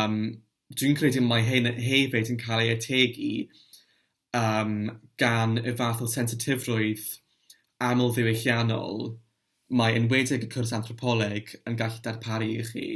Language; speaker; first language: Welsh; non-native, local second language; English